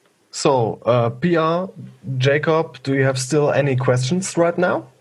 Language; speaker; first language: English; non-native, fluent; German